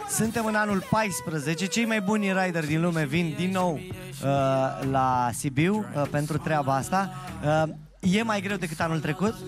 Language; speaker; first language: Romanian; native; Romanian